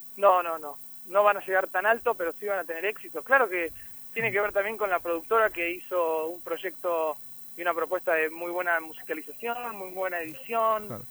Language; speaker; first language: Spanish; native; Spanish